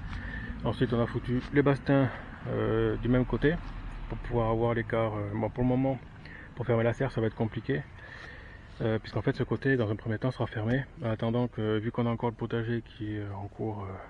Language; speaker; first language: French; native; French